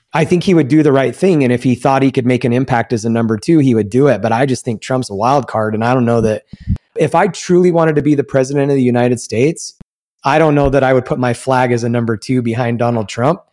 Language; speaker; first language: English; early bilingual, other home language; Spanish